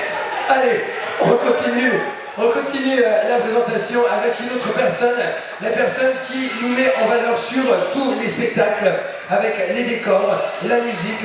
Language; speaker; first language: French; native; French